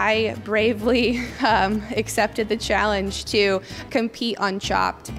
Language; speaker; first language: English; native; English